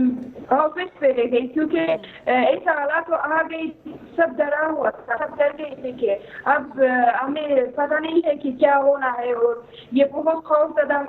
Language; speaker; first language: Hindi; non-native, fluent; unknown